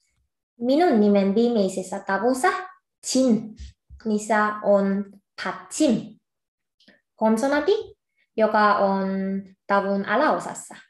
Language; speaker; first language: Finnish; non-native, fluent; Korean